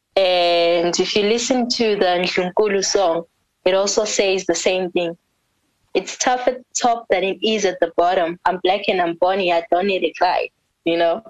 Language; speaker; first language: English; non-native, local second language; North Ndebele